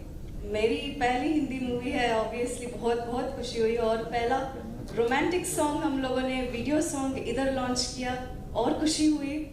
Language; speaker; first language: Hindi; non-native, local second language; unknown